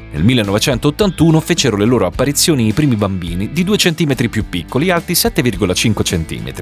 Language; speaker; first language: Italian; native; Italian